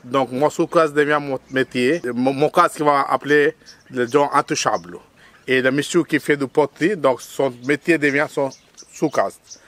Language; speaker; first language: French; non-native, fluent; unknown